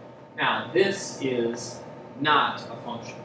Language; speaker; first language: English; native; English